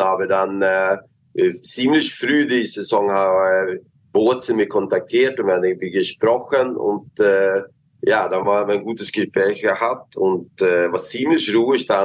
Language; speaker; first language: German; non-native, fluent; Swedish